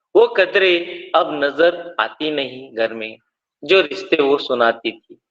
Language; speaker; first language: Hindi; non-native, local second language; Marathi